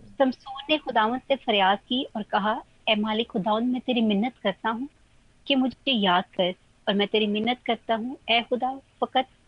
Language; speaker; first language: Urdu; non-native, local second language; Punjabi